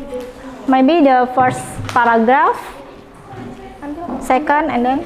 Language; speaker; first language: English; non-native, fluent; Indonesian